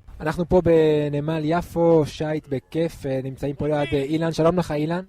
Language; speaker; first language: Hebrew; native; Hebrew